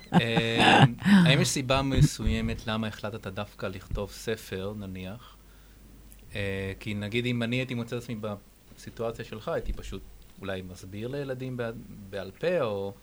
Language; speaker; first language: Hebrew; native; Hebrew